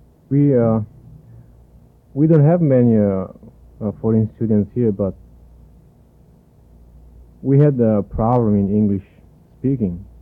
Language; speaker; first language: English; non-native, fluent; Korean